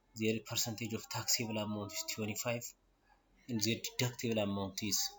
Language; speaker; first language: English; non-native, local second language; Amharic